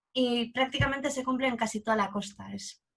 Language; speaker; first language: Spanish; native; Spanish